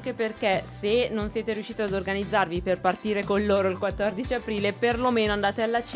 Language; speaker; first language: Italian; native; Italian